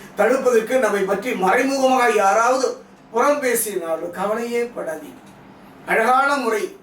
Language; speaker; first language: Tamil; native; Tamil